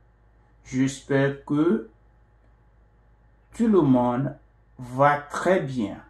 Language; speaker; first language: French; non-native, fluent; English